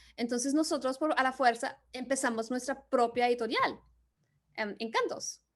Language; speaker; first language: Spanish; early bilingual, other home language; English